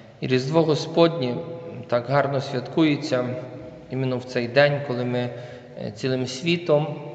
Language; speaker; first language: Ukrainian; native; Ukrainian